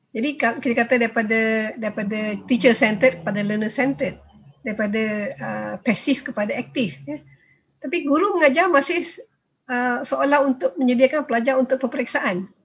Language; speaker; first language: Malay; native; Malay